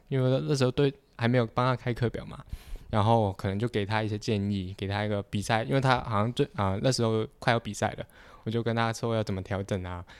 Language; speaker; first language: Chinese; non-native, local second language; Cantonese